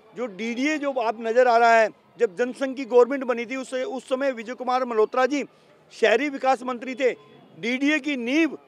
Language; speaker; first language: Hindi; native; Hindi